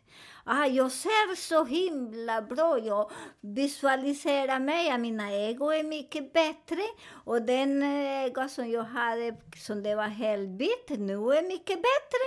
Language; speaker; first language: Swedish; non-native, learner; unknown